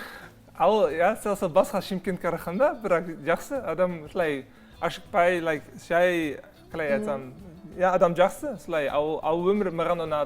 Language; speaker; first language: Kazakh; non-native, learner; Dutch